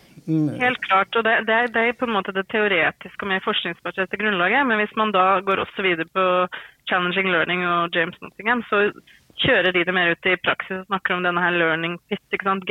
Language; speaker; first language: Norwegian; native; Norwegian